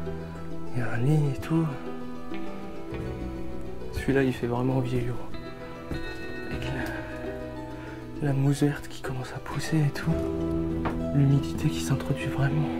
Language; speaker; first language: French; native; French